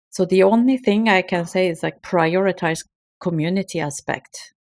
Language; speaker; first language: English; non-native, fluent; Turkish